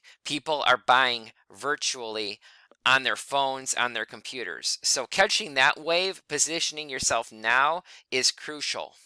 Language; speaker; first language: English; native; English